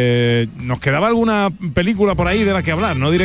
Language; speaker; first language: Spanish; native; Spanish